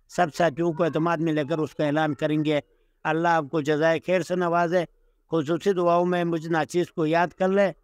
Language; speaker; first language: Urdu; non-native, local second language; Shina